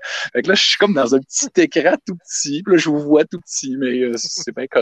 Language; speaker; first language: French; native; French